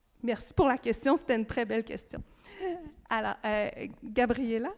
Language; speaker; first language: French; native; French